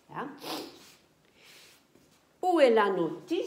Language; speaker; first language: French; non-native, fluent; Dutch